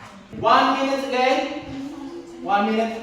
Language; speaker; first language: English; non-native, learner; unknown